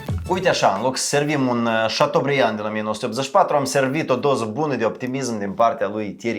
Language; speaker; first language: Romanian; native; Romanian